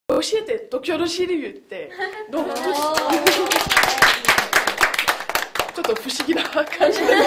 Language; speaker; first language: Japanese; non-native, learner; French